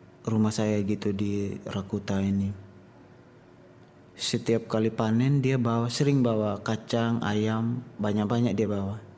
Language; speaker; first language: Indonesian; non-native, local second language; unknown